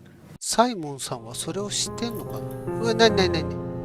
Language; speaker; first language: Japanese; native; Japanese